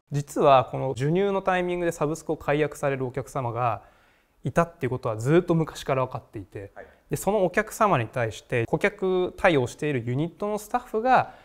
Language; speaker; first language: Japanese; native; Japanese